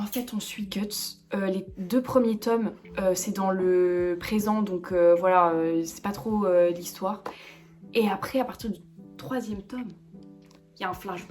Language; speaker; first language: French; native; French